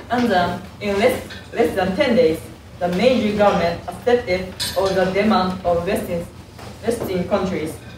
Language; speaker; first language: English; non-native, learner; Japanese